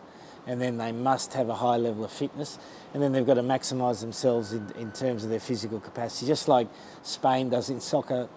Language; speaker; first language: English; native; English